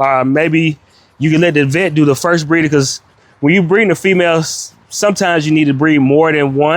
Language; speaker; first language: English; native; English